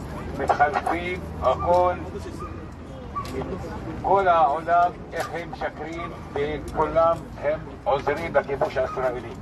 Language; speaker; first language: Hebrew; non-native, local second language; Arabic